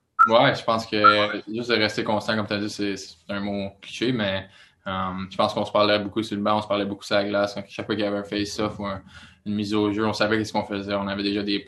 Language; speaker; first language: French; native; French